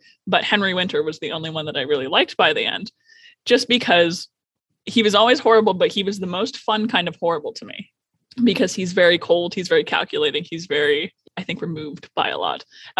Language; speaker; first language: English; native; English